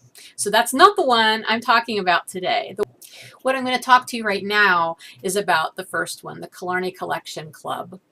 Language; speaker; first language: English; native; English